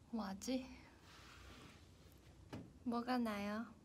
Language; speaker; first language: Korean; non-native, fluent; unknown